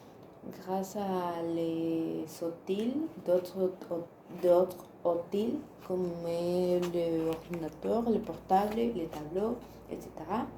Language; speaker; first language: French; non-native, learner; Spanish